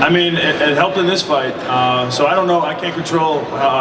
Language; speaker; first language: English; native; English